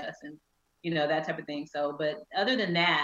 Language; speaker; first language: English; native; English